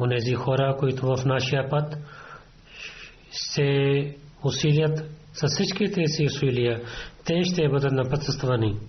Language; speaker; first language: Bulgarian; non-native, fluent; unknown